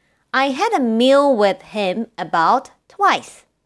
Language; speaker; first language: English; non-native, fluent; Japanese